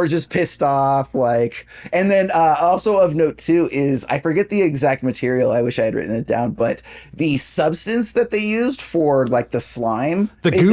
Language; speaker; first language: English; native; English